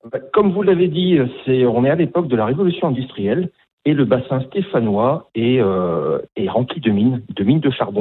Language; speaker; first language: French; native; French